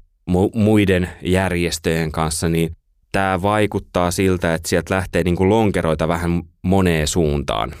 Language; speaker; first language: Finnish; native; Finnish